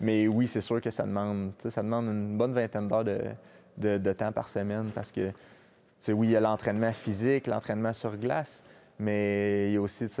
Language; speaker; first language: French; native; French